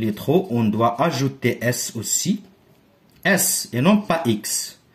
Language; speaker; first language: French; non-native, local second language; Arabic